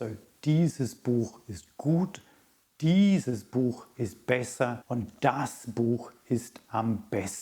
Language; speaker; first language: German; non-native, fluent; English